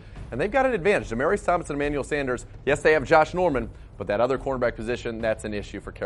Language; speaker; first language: English; native; English